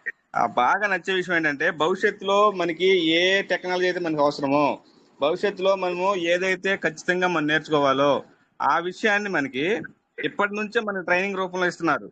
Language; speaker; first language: Telugu; native; Telugu